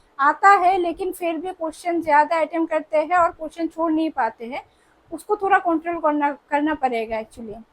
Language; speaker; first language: Hindi; non-native, local second language; Bangla